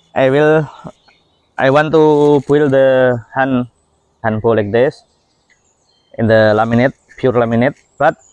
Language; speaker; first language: English; non-native, learner; Indonesian